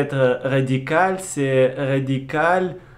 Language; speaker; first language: French; non-native, learner; Russian